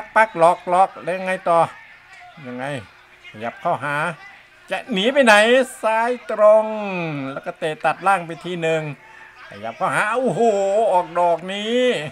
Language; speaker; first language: Thai; native; Thai